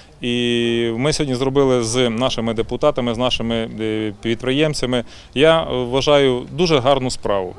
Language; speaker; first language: Ukrainian; native; Ukrainian